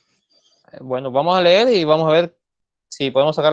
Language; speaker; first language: Spanish; native; Spanish